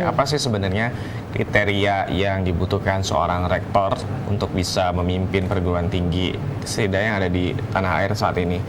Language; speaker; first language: Indonesian; native; Indonesian